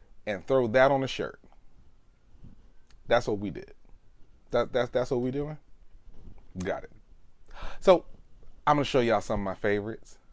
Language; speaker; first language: English; native; English